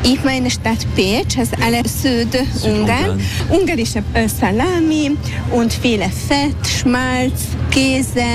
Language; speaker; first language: German; non-native, learner; Hungarian